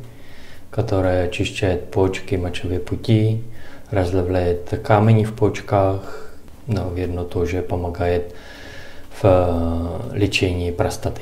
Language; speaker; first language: Russian; non-native, learner; Czech